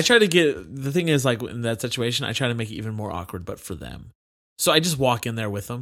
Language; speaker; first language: English; native; English